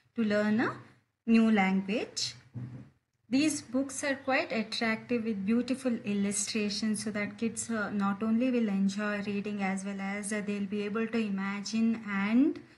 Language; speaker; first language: English; non-native, local second language; Kannada